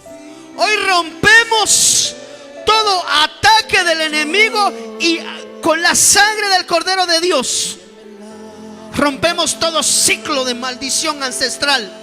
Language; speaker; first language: Spanish; native; Spanish